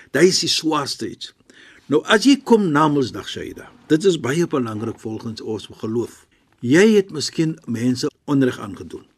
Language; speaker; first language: Afrikaans; non-native, fluent; Arabic